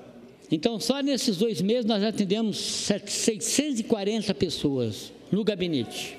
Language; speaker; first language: Portuguese; native; Portuguese